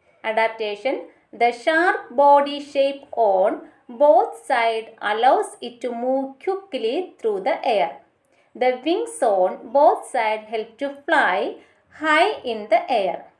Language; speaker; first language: English; non-native, local second language; Malayalam